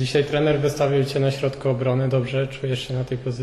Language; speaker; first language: Polish; native; Polish